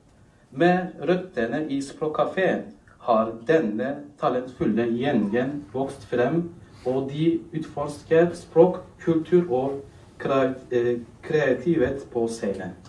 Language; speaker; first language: Norwegian; non-native, fluent; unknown